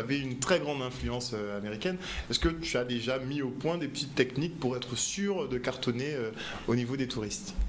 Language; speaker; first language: French; native; French